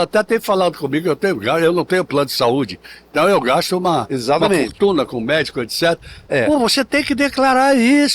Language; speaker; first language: Portuguese; native; Portuguese